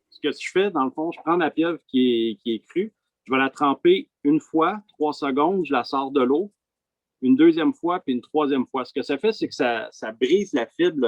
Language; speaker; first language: French; native; French